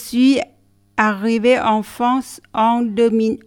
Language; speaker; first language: French; non-native, learner; Thai